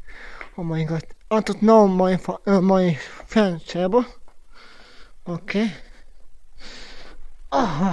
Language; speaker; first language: English; non-native, learner; Croatian